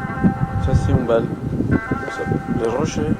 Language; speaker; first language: French; non-native, fluent; Spanish